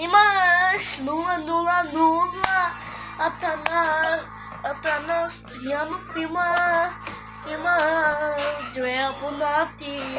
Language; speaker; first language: Bulgarian; non-native, local second language; Turkish